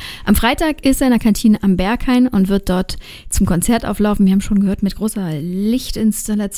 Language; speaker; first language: German; native; German